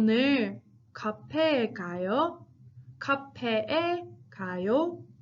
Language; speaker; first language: Korean; non-native, fluent; English